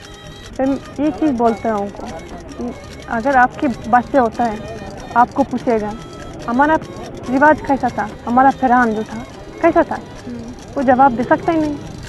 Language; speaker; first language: Hindi; non-native, learner; Swedish